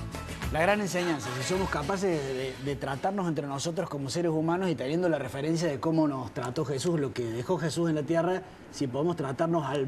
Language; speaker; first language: Spanish; native; Spanish